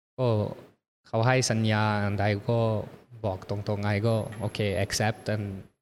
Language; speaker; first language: Thai; early bilingual, heritage; Thai